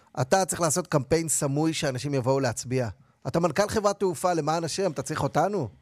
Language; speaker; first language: Hebrew; native; Hebrew